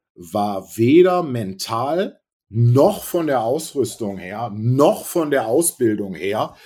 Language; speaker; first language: German; native; German